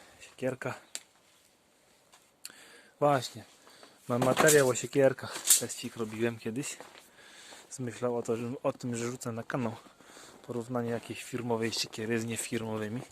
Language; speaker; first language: Polish; native; Polish